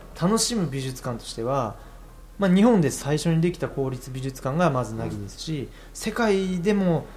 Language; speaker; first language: Japanese; native; Japanese